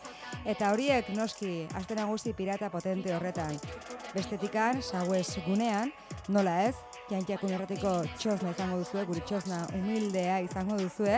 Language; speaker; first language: Basque; native; Basque